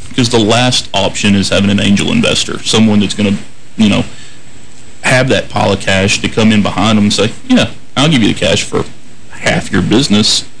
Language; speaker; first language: English; native; English